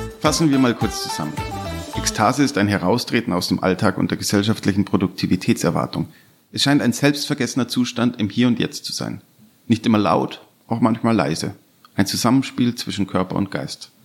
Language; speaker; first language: German; native; German